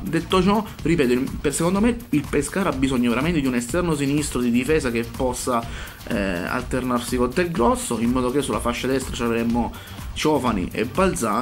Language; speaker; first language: Italian; native; Italian